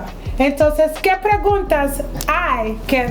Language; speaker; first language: Spanish; non-native, fluent; English